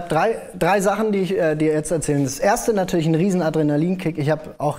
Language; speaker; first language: German; native; German